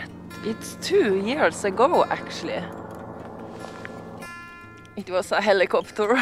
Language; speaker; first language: English; non-native, learner; Norwegian